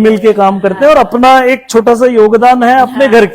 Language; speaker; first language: Hindi; native; Hindi